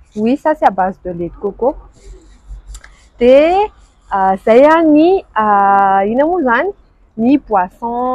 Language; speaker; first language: French; non-native, local second language; Malagasy